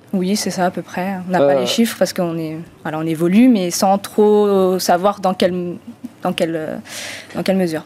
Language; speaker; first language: French; non-native, fluent; Romanian